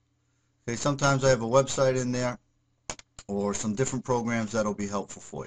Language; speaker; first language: English; native; English